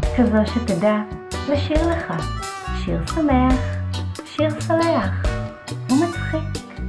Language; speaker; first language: Hebrew; native; Hebrew